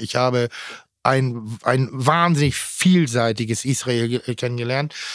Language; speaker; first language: German; native; German